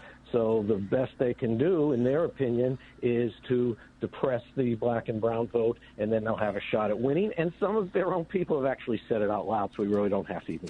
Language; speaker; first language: English; native; English